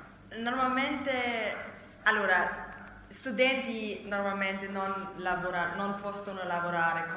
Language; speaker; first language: Italian; non-native, learner; German